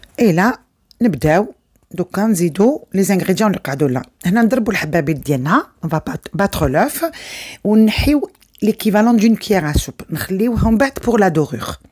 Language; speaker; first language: French; non-native, local second language; Arabic